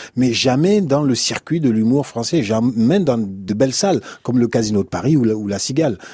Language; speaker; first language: French; non-native, local second language; Hausa